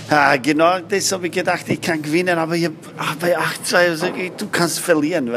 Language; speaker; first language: German; non-native, learner; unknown